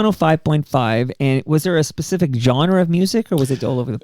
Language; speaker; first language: English; native; English